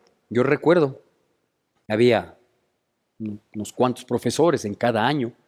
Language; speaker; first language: Spanish; native; Spanish